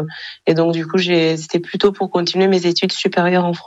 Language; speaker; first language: French; non-native, local second language; Kinyarwanda